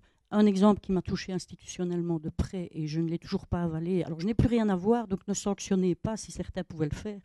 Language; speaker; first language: French; native; French